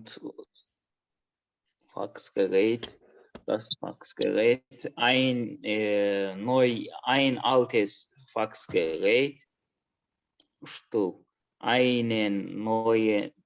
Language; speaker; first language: German; non-native, learner; Azerbaijani